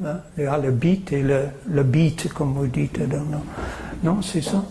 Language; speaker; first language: French; non-native, learner; English